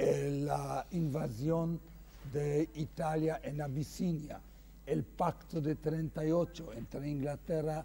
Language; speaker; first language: Spanish; non-native, fluent; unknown